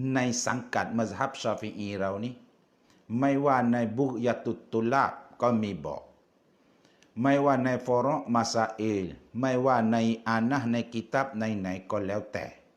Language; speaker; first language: Thai; non-native, local second language; Malay